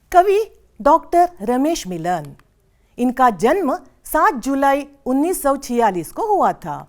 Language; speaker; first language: Hindi; non-native, local second language; Kannada